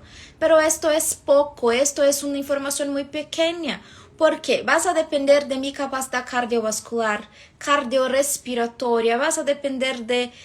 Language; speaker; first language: Spanish; non-native, fluent; Portuguese